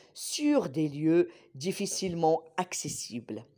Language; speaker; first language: French; non-native, local second language; Arabic